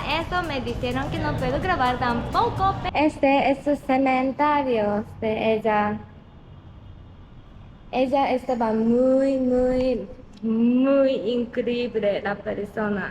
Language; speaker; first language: Spanish; non-native, learner; Japanese